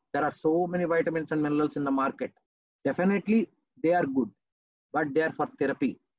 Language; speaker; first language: English; non-native, local second language; Telugu